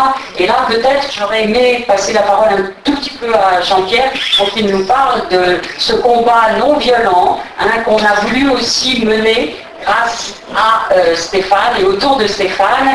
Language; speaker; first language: French; native; French